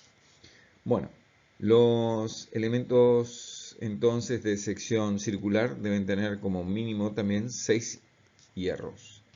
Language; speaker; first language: Spanish; native; Spanish